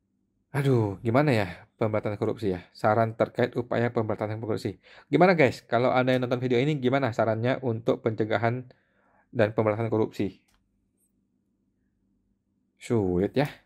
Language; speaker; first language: Indonesian; native; Indonesian